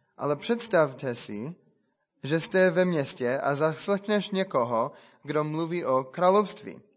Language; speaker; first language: Czech; non-native, fluent; English